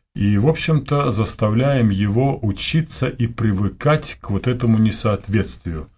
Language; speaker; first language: Russian; native; Russian